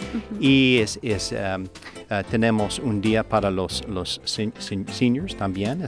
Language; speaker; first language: Spanish; non-native, learner; English